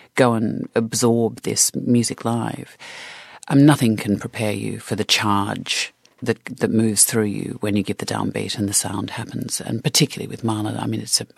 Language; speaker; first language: English; native; English